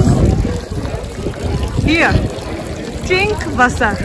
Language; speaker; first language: English; non-native, local second language; Bangla